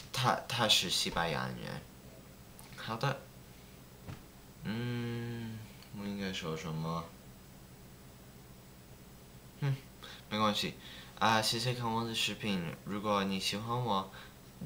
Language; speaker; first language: Chinese; non-native, learner; English